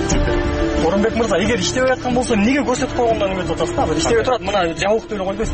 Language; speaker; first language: Kyrgyz; native; Kyrgyz